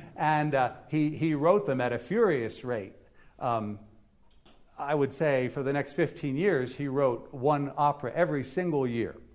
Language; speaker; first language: English; native; English